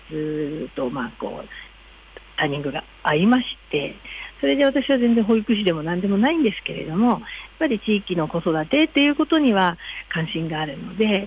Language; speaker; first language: Japanese; native; Japanese